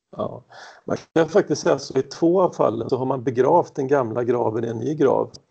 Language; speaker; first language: Swedish; native; Swedish